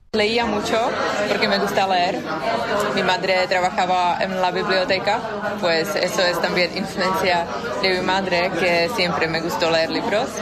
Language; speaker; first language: Spanish; non-native, fluent; Czech